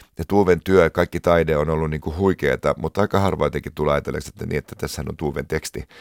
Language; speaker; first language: Finnish; native; Finnish